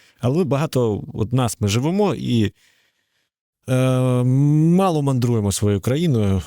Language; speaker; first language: Ukrainian; native; Ukrainian